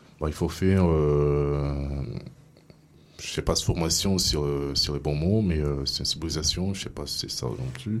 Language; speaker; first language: French; non-native, fluent; Portuguese